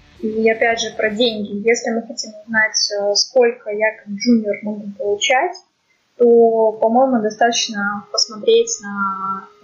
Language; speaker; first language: Russian; native; Russian